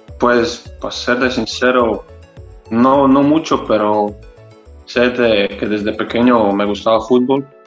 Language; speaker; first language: Spanish; early bilingual, heritage; Croatian